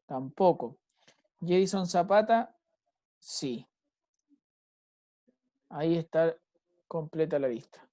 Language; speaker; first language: Spanish; native; Spanish